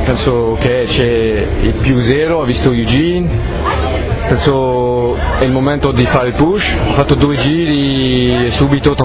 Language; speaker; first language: Italian; non-native, learner; French